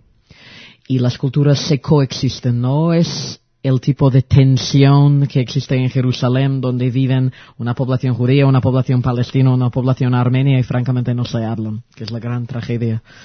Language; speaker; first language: Spanish; early bilingual, heritage; Spanish